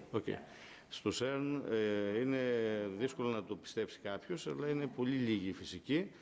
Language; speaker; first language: Greek; native; Greek